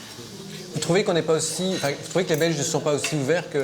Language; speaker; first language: French; native; French